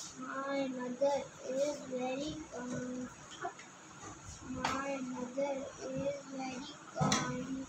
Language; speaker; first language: English; non-native, learner; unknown